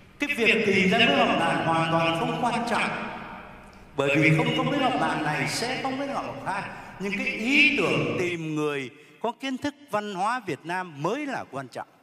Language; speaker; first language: Vietnamese; native; Vietnamese